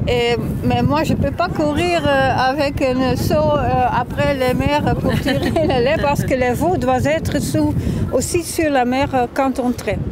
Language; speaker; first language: French; non-native, fluent; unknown